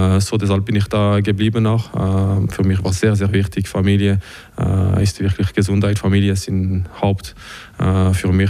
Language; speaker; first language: German; non-native, local second language; French